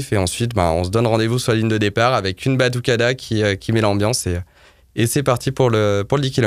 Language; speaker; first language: French; native; French